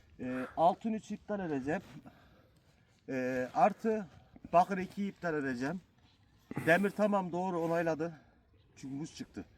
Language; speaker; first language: Turkish; native; Turkish